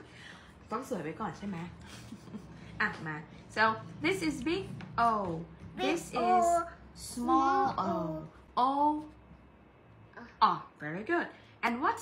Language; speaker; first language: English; non-native, fluent; Thai